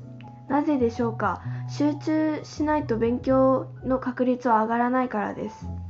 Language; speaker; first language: Japanese; non-native, fluent; Chinese